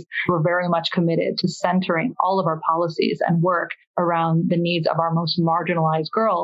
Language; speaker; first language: English; early bilingual, other home language; Persian